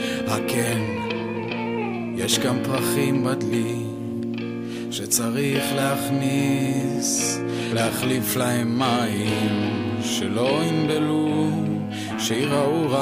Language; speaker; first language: Hebrew; native; Hebrew